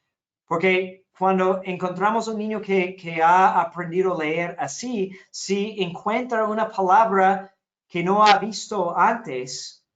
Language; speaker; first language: Spanish; non-native, fluent; English